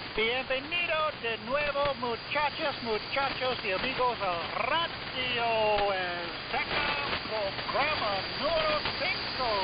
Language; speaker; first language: Spanish; non-native, learner; English